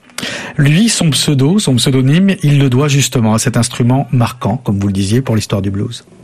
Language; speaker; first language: French; native; French